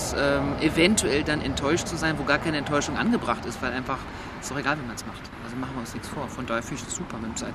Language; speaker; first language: German; native; German